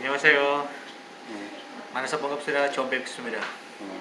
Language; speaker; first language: Korean; non-native, learner; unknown